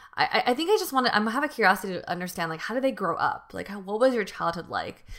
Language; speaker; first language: English; native; English